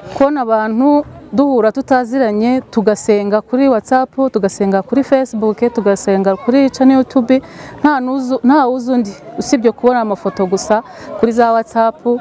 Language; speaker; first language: Kinyarwanda; native; Kinyarwanda